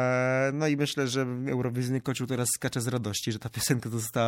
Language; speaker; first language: Polish; native; Polish